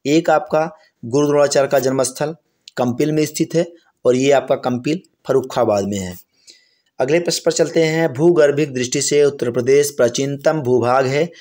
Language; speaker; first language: Hindi; native; Hindi